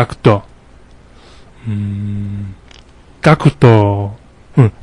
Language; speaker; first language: Japanese; non-native, learner; Chinese